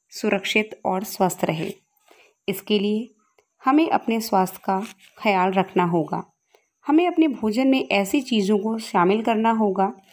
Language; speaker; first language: Hindi; native; Hindi